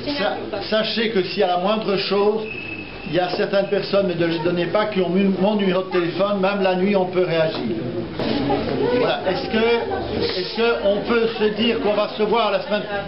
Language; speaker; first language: French; native; French